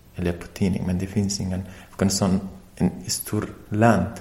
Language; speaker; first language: Swedish; non-native, learner; Persian